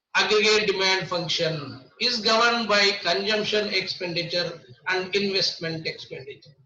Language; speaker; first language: English; non-native, local second language; Telugu